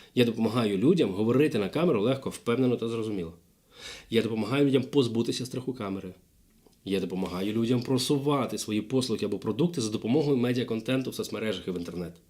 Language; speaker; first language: Ukrainian; non-native, local second language; Russian